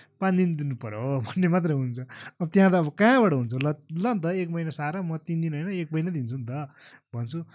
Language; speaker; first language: Nepali; non-native, local second language; Eastern Tamang